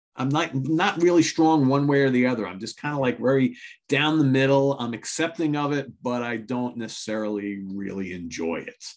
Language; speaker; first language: English; native; English